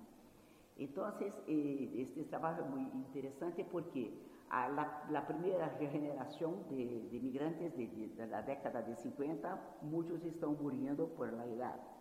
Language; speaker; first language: Spanish; non-native, fluent; Portuguese